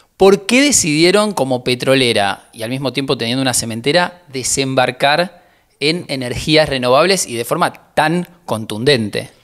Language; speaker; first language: Spanish; native; Spanish